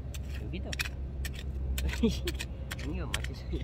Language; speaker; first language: Korean; non-native, learner; Filipino